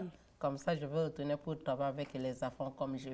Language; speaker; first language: French; non-native, learner; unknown